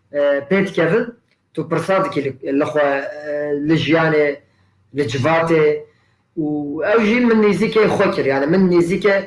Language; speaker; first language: Kurdish; non-native, local second language; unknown